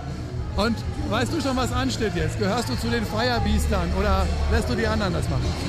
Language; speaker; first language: German; native; German